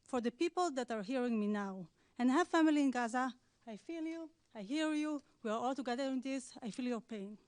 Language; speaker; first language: English; non-native, fluent; Hebrew